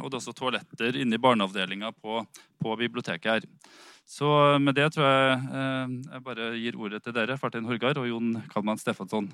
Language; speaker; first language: Norwegian; native; Norwegian